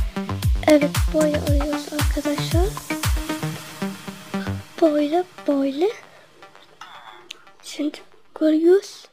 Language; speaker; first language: Turkish; non-native, learner; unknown